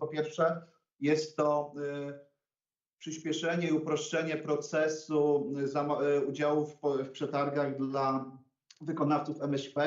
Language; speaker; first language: Polish; native; Polish